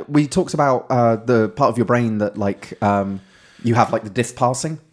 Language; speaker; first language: English; native; English